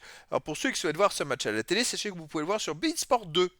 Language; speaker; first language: French; native; French